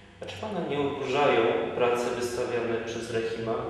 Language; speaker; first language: Polish; native; Polish